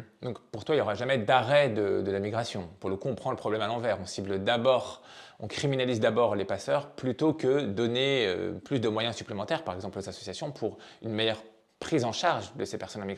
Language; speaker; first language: French; native; French